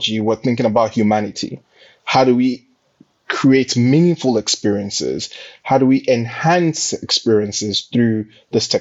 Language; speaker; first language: English; non-native, local second language; Yoruba